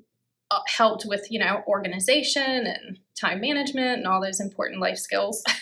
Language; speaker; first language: English; native; English